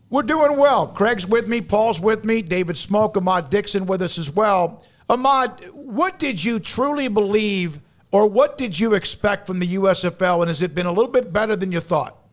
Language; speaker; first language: English; native; English